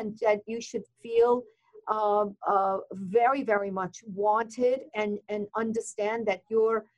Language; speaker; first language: English; non-native, fluent; Persian